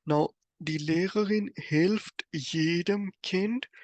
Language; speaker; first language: German; non-native, fluent; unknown